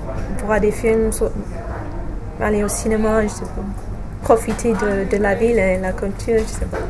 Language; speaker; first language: French; non-native, fluent; English